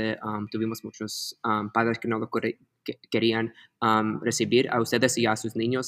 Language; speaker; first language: Spanish; early bilingual, heritage; Spanish